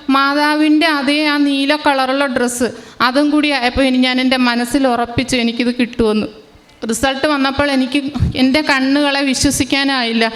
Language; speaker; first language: Malayalam; native; Malayalam